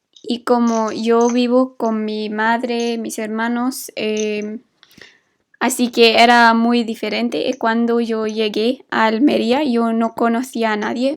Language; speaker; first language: Spanish; non-native, fluent; English